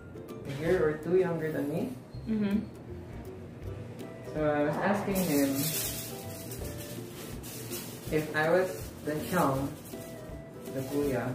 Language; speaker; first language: English; non-native, local second language; Filipino